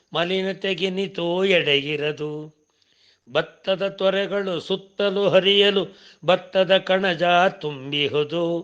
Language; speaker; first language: Kannada; non-native, local second language; Tamil